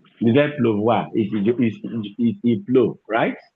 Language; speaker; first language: French; non-native, fluent; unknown